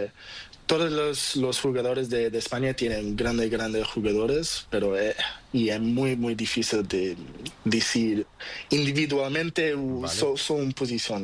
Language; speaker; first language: Spanish; non-native, learner; Portuguese